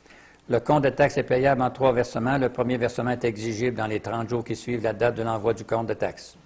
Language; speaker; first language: French; native; French